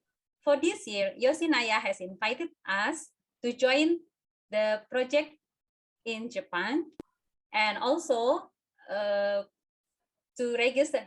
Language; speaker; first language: English; non-native, fluent; Indonesian